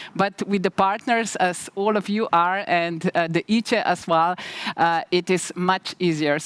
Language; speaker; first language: English; non-native, fluent; Slovenian